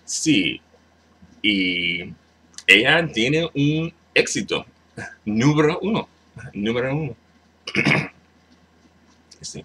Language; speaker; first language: Spanish; non-native, learner; English